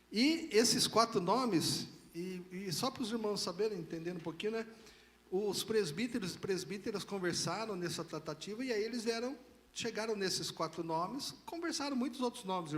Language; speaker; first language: Portuguese; native; Portuguese